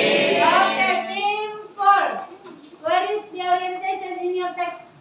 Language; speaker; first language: English; non-native, learner; Indonesian